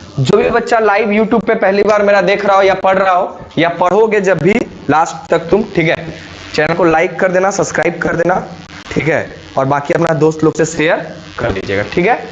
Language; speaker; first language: Hindi; native; Hindi